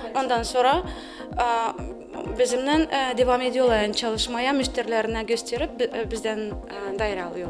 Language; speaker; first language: Turkish; non-native, learner; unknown